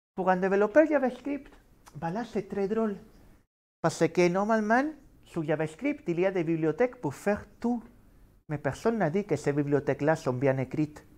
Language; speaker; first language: French; non-native, fluent; Spanish